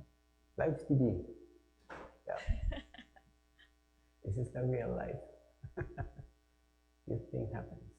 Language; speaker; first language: English; non-native, fluent; Spanish